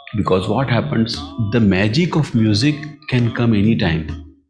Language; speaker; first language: English; non-native, local second language; Marathi